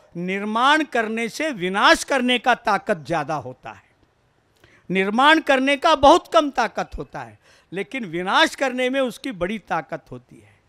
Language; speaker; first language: Hindi; non-native, local second language; Kannada